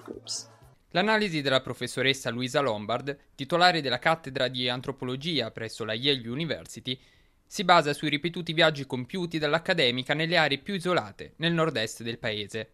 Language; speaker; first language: Italian; native; Italian